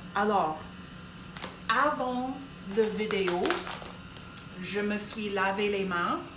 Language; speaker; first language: French; non-native, local second language; English